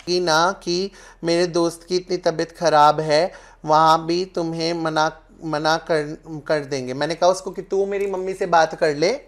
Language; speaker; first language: Hindi; non-native, local second language; Punjabi